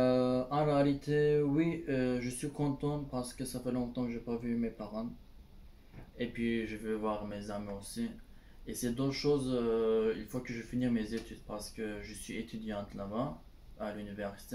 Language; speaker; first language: French; non-native, learner; Turkish